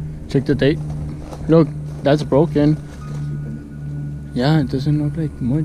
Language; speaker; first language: English; early bilingual, other home language; Spanish